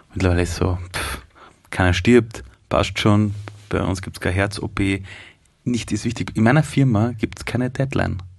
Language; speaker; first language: German; early bilingual, other home language; Persian